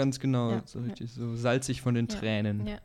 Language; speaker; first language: German; native; German